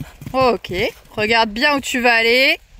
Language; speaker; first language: French; native; French